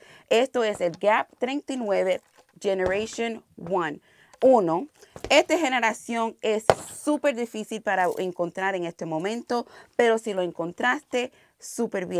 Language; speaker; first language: Spanish; non-native, learner; English